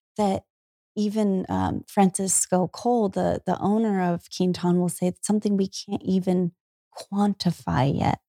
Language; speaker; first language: English; native; English